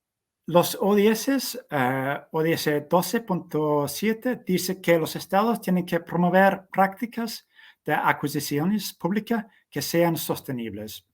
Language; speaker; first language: Spanish; non-native, fluent; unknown